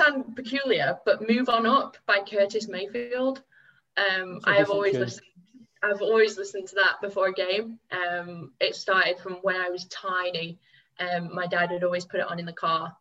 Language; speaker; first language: English; native; English